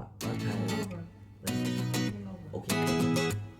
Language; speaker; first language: Korean; native; Korean